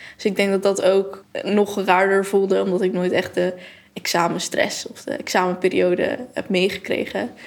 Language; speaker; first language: Dutch; native; Dutch